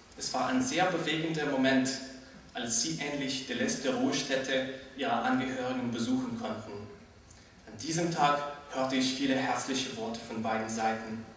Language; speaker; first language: German; non-native, fluent; Russian